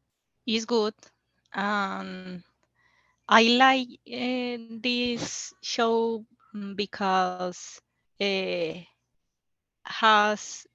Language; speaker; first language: English; non-native, learner; Spanish